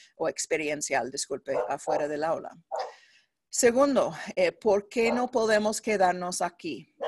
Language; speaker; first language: Spanish; non-native, fluent; English